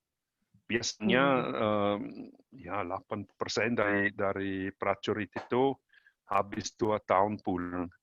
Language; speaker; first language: Indonesian; non-native, learner; German